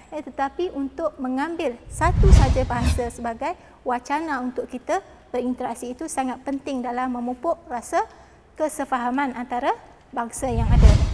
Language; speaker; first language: Malay; native; Malay